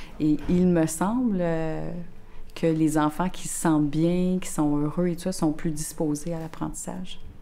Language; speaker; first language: French; native; French